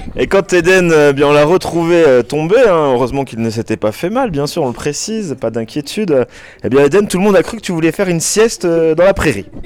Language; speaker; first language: French; native; French